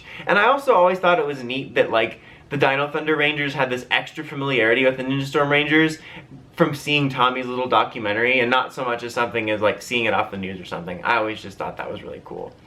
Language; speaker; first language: English; native; English